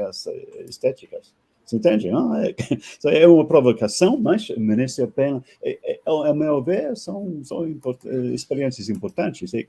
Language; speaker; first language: Portuguese; non-native, fluent; English